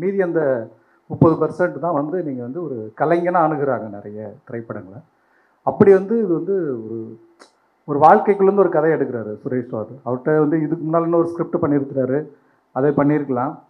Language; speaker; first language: Tamil; native; Tamil